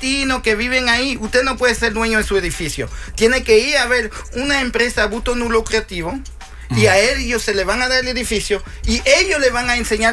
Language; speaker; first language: Spanish; early bilingual, heritage; Spanish